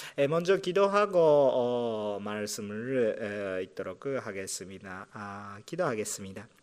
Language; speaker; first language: Korean; non-native, fluent; Japanese